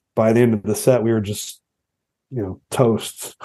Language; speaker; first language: English; native; English